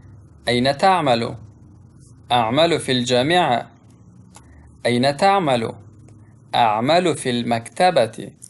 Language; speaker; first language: Arabic; non-native, local second language; Pashto